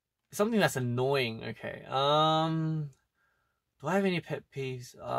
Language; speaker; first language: English; early bilingual, other home language; Korean